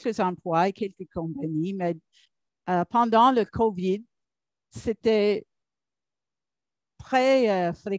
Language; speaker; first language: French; non-native, learner; English